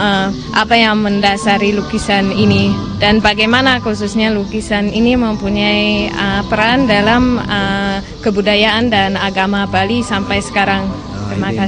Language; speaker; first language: Indonesian; non-native, fluent; English